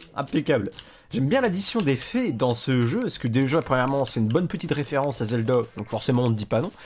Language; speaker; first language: French; native; French